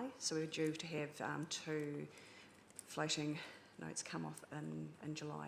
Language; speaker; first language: English; native; English